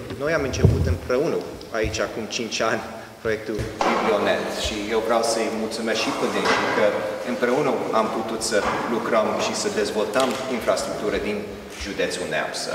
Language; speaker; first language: Romanian; early bilingual, heritage; Romanian